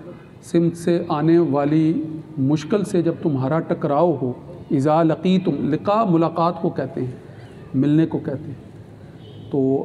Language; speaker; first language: Urdu; native; Urdu